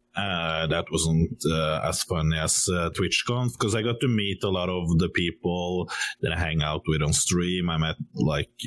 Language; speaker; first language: English; non-native, fluent; Norwegian